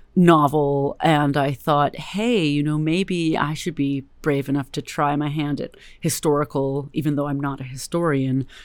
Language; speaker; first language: English; native; English